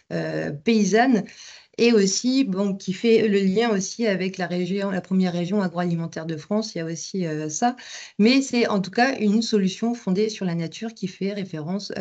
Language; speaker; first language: French; native; French